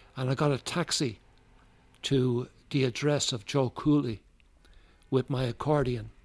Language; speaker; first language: English; native; English